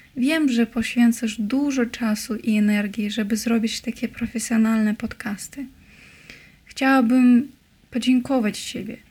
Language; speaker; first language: Polish; non-native, learner; Russian